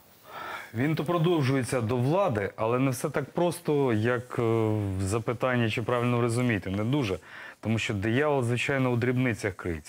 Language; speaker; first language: Ukrainian; native; Ukrainian